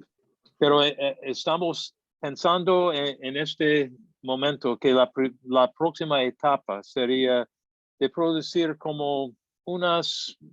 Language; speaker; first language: Spanish; non-native, fluent; English